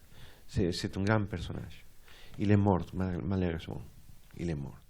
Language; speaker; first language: French; non-native, fluent; Spanish